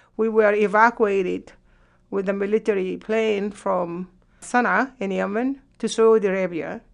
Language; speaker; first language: English; non-native, fluent; Arabic